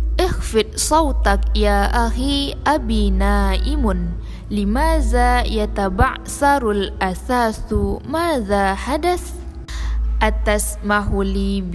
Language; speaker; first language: Arabic; non-native, learner; Indonesian